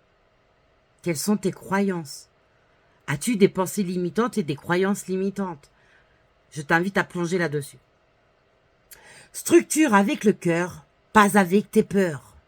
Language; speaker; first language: French; native; French